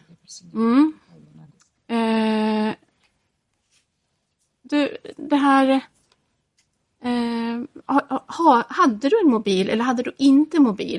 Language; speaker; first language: Swedish; native; Swedish